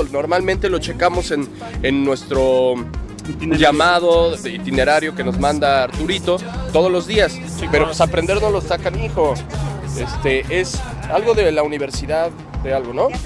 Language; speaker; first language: Spanish; native; Spanish